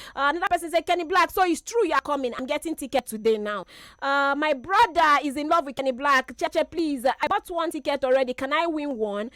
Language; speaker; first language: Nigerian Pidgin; native; Nigerian Pidgin